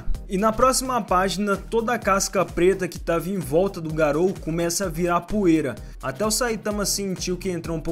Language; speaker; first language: Portuguese; native; Portuguese